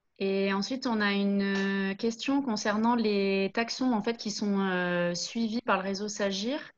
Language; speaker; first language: French; native; French